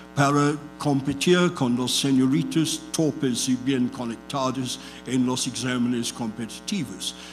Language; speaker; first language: Spanish; non-native, fluent; English